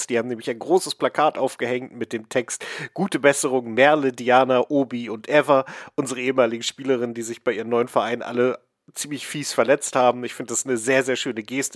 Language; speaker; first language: German; native; German